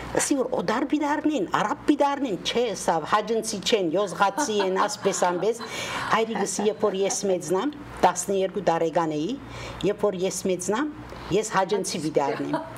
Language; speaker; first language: Armenian; native; Armenian